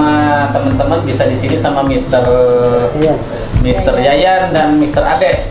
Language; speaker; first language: Indonesian; native; Indonesian